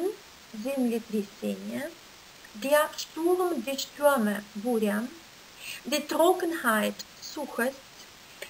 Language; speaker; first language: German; non-native, fluent; Russian